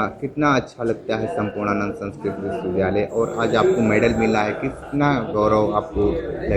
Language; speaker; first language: Hindi; native; Hindi